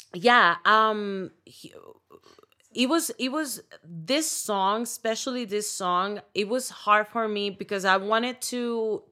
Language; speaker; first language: English; non-native, fluent; Spanish